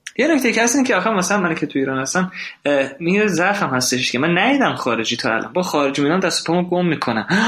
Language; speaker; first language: Persian; native; Persian